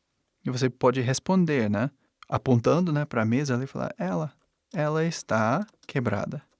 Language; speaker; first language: Portuguese; non-native, fluent; English